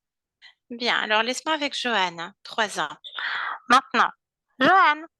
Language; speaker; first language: French; native; French